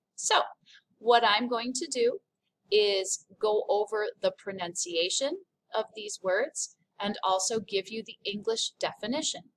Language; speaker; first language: English; native; English